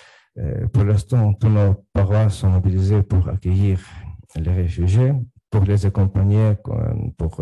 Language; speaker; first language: French; non-native, fluent; Ukrainian